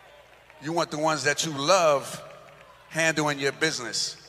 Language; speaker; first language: English; native; English